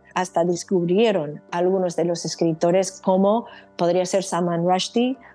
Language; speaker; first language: Spanish; non-native, fluent; English